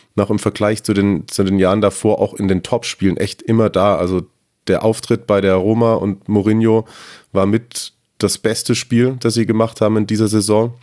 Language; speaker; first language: German; non-native, fluent; French